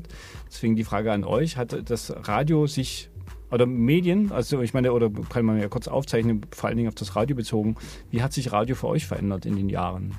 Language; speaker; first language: German; native; German